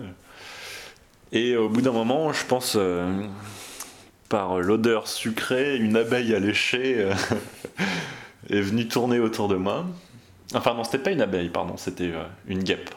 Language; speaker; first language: French; native; French